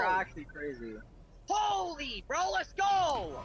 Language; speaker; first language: English; native; English